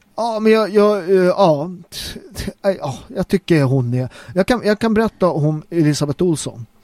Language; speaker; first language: Swedish; native; Swedish